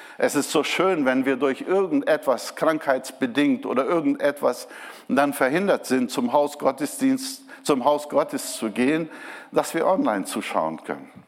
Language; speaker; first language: German; non-native, fluent; Portuguese